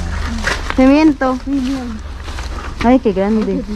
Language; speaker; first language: Spanish; non-native, learner; Filipino